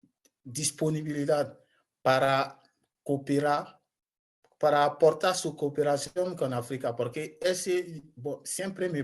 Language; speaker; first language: Spanish; non-native, learner; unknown